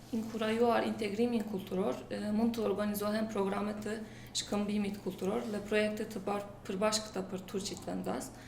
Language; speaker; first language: Albanian; non-native, local second language; Turkish